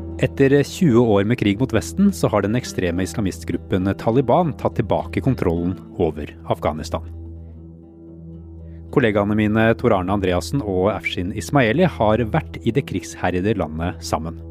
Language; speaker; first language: Norwegian; native; Norwegian